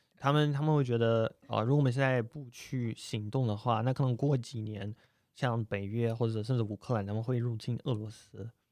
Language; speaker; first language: Chinese; non-native, fluent; Russian